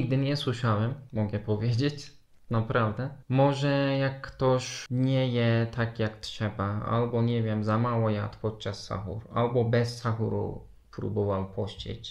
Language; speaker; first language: Polish; non-native, learner; Turkish